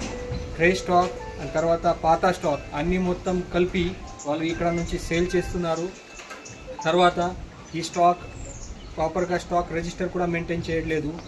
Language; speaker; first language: Telugu; non-native, local second language; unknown